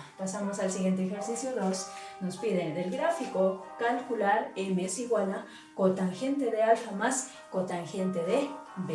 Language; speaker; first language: Spanish; native; Spanish